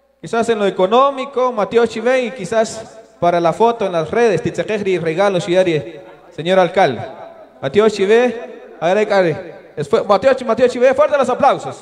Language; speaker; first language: Spanish; non-native, local second language; Kaqchikel